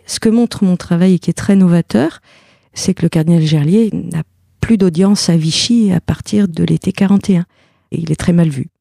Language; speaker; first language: French; native; French